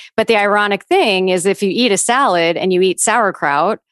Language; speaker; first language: English; native; English